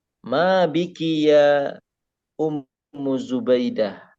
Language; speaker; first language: Arabic; non-native, fluent; Indonesian